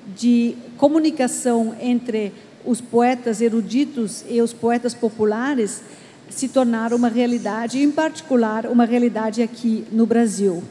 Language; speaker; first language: Portuguese; non-native, fluent; German